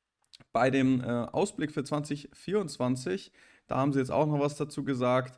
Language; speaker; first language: German; native; German